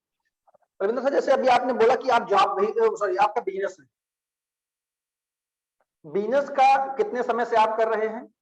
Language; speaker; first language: Hindi; native; Hindi